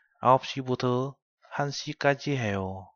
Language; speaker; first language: Korean; non-native, learner; Vietnamese